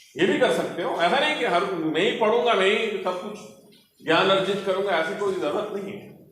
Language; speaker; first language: Hindi; non-native, local second language; Telugu